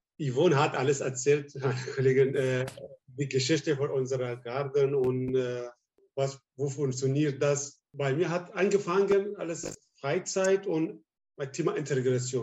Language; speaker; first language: German; non-native, learner; Arabic